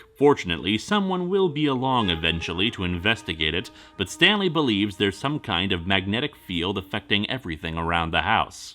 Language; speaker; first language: English; native; English